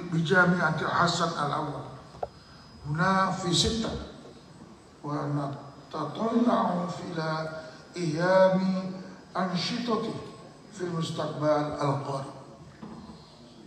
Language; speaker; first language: Arabic; non-native, learner; Indonesian